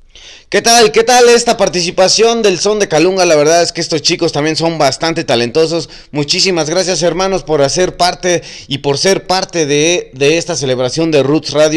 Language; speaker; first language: Spanish; native; Spanish